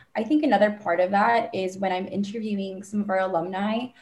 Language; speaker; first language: English; native; English